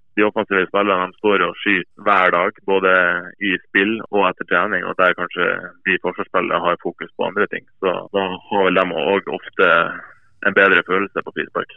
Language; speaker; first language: Norwegian; native; Norwegian